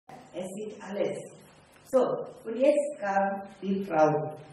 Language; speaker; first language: German; non-native, fluent; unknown